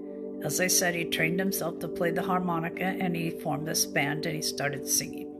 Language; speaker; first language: English; native; English